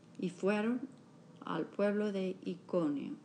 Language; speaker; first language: Spanish; non-native, learner; English